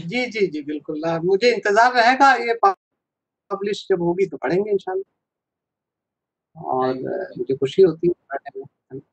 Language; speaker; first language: Hindi; non-native, local second language; Assamese